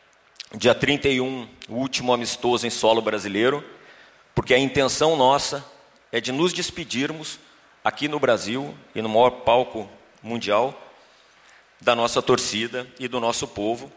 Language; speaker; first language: Portuguese; native; Portuguese